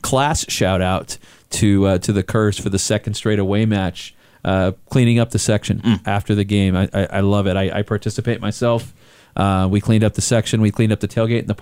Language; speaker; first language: English; native; English